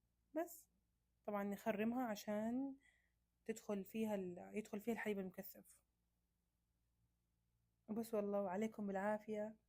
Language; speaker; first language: Arabic; native; Arabic